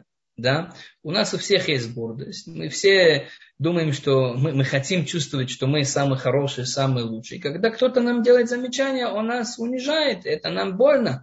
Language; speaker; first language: Russian; non-native, fluent; Hebrew